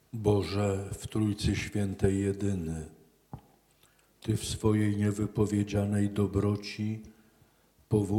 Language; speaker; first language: Polish; native; Polish